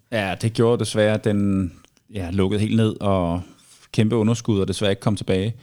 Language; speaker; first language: Danish; native; Danish